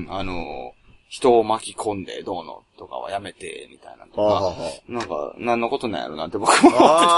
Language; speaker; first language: Japanese; native; Japanese